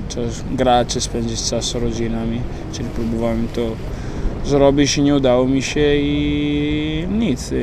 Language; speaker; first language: Polish; non-native, learner; Italian